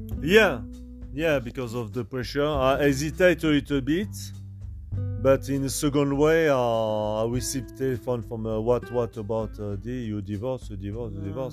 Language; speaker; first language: English; non-native, learner; French